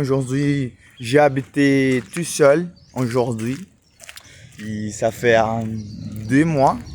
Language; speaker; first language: French; non-native, learner; Portuguese